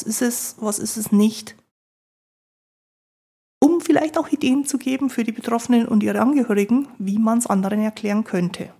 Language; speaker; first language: German; native; German